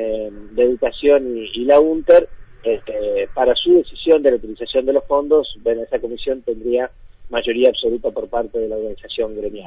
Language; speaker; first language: Spanish; native; Spanish